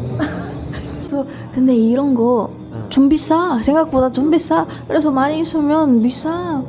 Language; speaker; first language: Korean; non-native, learner; Filipino